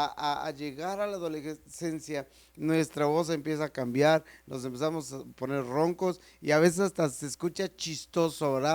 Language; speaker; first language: Spanish; native; Spanish